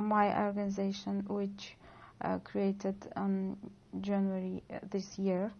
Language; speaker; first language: English; non-native, learner; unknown